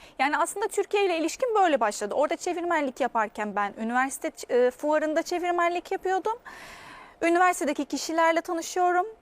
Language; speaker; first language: Turkish; non-native, fluent; Arabic